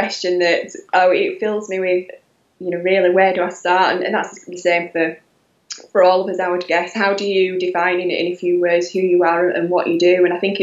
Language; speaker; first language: English; native; English